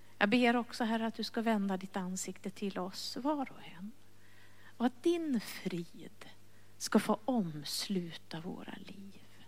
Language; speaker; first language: Swedish; native; Swedish